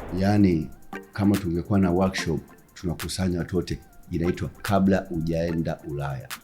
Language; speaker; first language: Swahili; native; Swahili